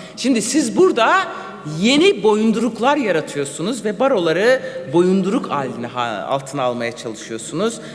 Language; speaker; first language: Turkish; non-native, local second language; Kurdish